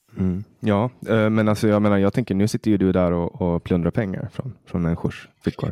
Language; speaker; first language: Swedish; native; Swedish